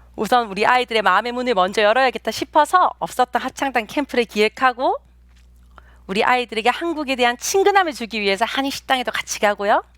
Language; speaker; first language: Korean; native; Korean